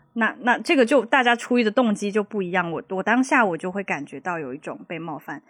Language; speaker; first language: Chinese; native; Chinese